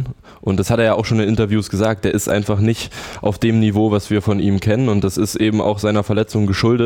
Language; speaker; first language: German; native; German